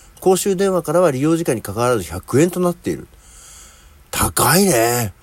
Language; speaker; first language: Japanese; native; Japanese